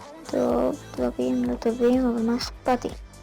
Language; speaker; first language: Hebrew; native; Hebrew